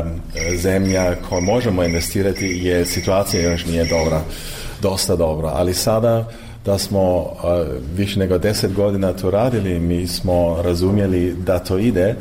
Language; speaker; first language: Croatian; early bilingual, heritage; Croatian